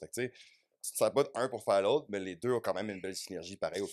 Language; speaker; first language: French; native; French